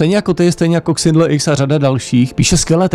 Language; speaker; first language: Czech; native; Czech